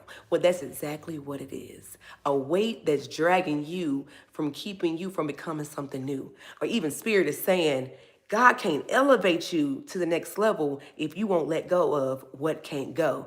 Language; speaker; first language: English; native; English